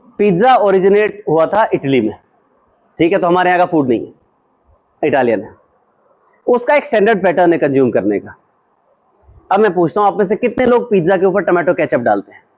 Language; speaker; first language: Hindi; native; Hindi